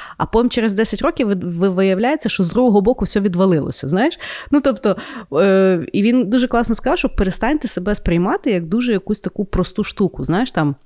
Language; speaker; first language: Ukrainian; native; Ukrainian